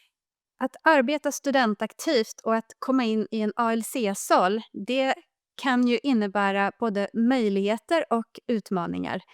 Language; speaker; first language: Swedish; native; Swedish